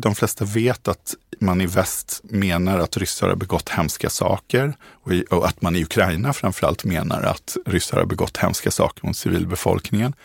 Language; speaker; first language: Swedish; native; Swedish